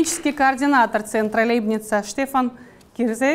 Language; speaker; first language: Russian; native; Russian